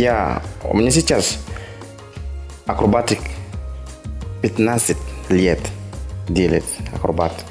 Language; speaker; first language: Russian; non-native, learner; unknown